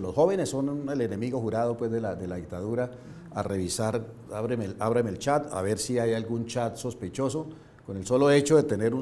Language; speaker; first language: Spanish; native; Spanish